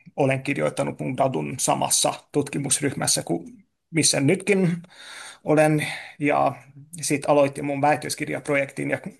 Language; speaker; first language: Finnish; non-native, fluent; Hungarian